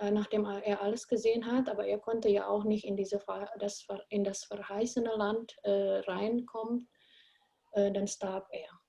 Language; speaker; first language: German; non-native, fluent; Indonesian